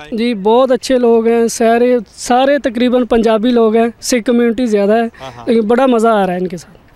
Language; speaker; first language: Urdu; non-native, local second language; Punjabi